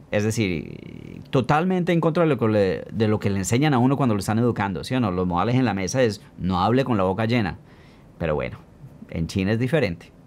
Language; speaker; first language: Spanish; native; Spanish